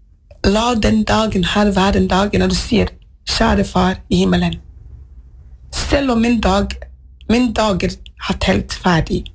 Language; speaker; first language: Norwegian; non-native, fluent; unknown